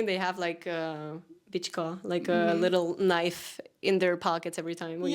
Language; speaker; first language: English; non-native, fluent; Spanish